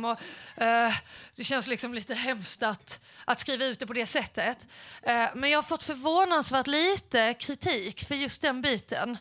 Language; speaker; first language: Swedish; native; Swedish